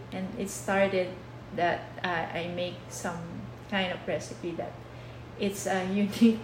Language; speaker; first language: English; non-native, local second language; Filipino